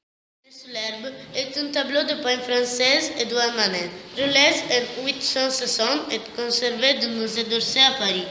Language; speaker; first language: French; non-native, learner; Italian